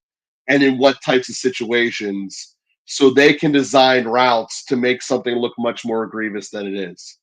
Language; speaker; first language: English; native; English